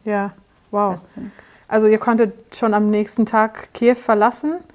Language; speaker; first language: German; native; German